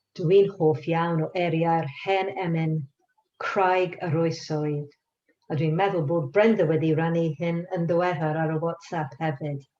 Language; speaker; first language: Welsh; non-native, local second language; English